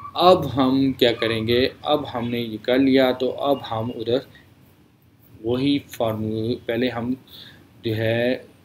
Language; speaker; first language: Urdu; native; Urdu